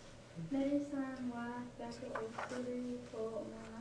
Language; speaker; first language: Japanese; non-native, learner; English